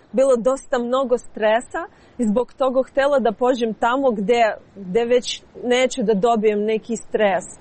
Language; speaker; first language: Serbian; non-native, learner; Ukrainian